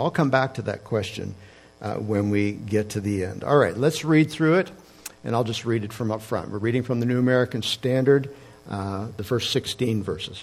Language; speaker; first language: English; native; English